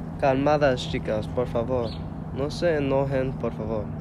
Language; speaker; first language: Spanish; non-native, learner; English